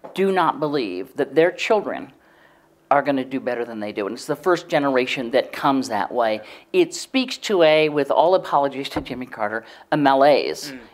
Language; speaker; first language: English; native; English